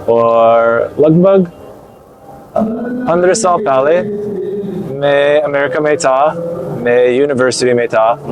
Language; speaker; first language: Hindi; non-native, learner; English